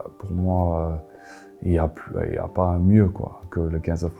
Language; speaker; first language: French; non-native, fluent; Afrikaans